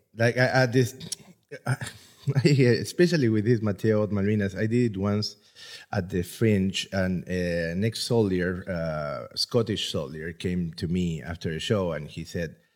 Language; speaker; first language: English; non-native, fluent; Spanish